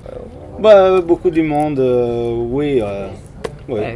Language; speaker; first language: French; non-native, fluent; Italian